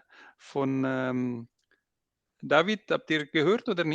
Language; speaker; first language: German; non-native, local second language; French